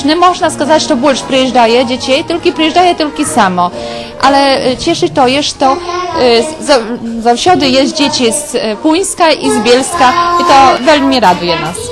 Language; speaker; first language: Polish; non-native, local second language; Ukrainian